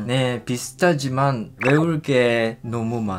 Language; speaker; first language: Korean; non-native, learner; Japanese